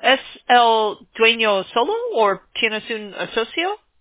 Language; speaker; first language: Spanish; non-native, learner; English